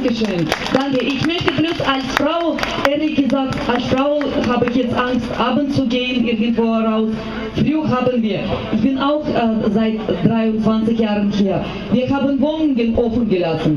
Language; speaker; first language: German; non-native, fluent; Russian